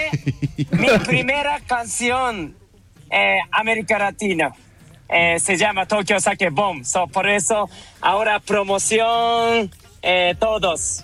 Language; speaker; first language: Spanish; non-native, learner; Japanese